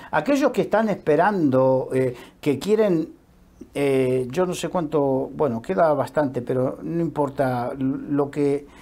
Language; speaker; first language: Spanish; native; Spanish